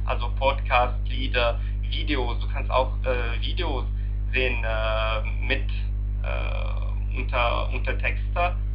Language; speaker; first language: German; non-native, learner; Arabic